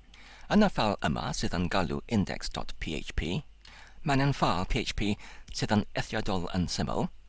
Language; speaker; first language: Welsh; non-native, local second language; English